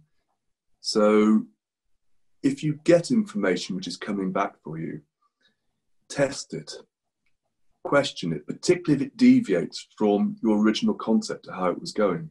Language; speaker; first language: English; native; English